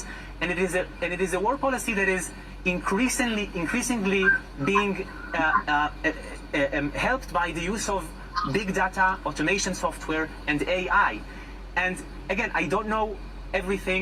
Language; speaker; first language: English; non-native, fluent; Hebrew